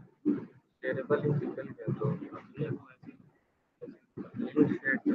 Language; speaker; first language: Hindi; native; Hindi